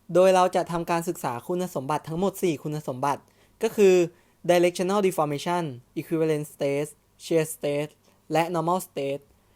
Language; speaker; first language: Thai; native; Thai